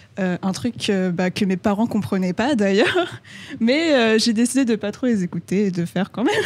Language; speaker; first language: French; early bilingual, other home language; Khmer